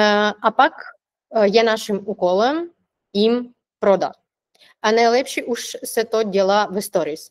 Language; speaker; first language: Czech; non-native, fluent; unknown